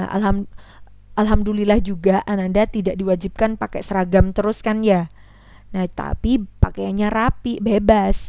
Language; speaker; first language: Indonesian; native; Indonesian